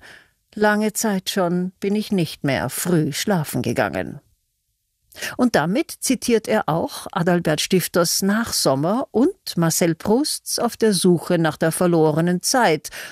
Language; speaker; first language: German; native; German